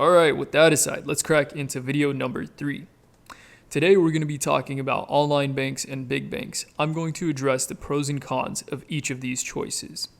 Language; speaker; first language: English; native; English